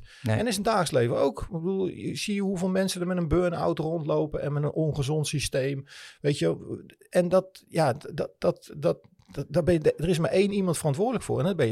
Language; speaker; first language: Dutch; native; Dutch